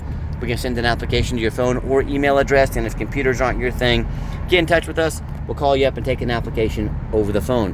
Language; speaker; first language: English; native; English